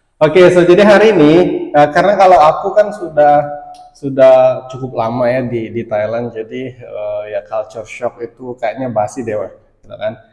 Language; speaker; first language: Indonesian; native; Indonesian